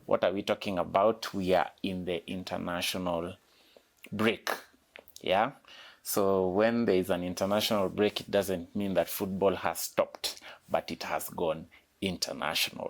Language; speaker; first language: English; non-native, local second language; Swahili